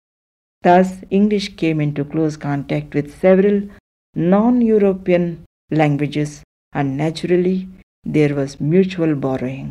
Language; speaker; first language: English; non-native, local second language; Telugu